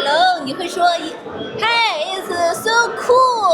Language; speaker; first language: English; non-native, learner; Chinese